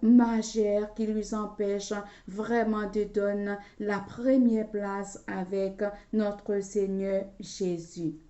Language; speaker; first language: French; non-native, local second language; Haitian Creole